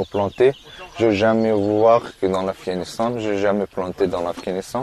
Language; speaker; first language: French; non-native, learner; Persian